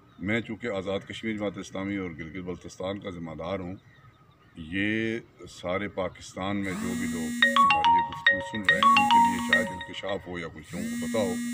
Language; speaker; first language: Urdu; non-native, local second language; Pahari-Potwari